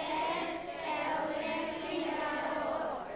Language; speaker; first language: Spanish; non-native, learner; English